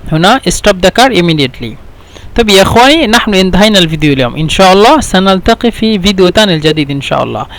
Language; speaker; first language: Egyptian Arabic; non-native, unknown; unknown